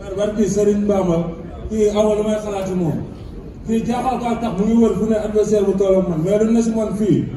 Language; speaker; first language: Wolof; native; Wolof